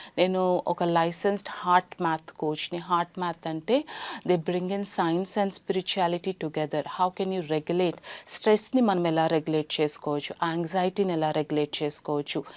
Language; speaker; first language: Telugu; native; Telugu